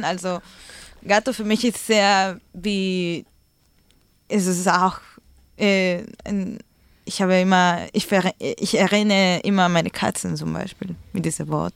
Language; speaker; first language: German; non-native, learner; Spanish